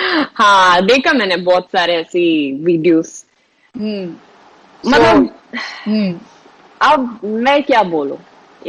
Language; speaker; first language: Hindi; non-native, learner; Swedish